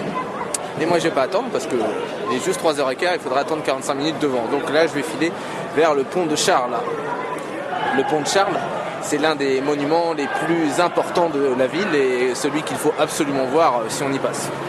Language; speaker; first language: French; native; French